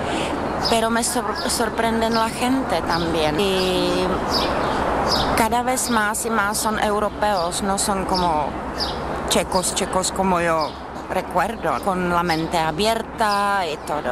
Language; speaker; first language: Spanish; non-native, learner; Czech